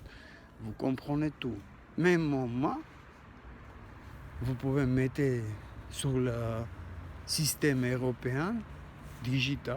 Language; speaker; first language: French; non-native, learner; Armenian